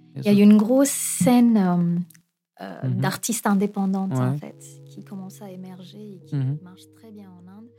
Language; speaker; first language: French; non-native, fluent; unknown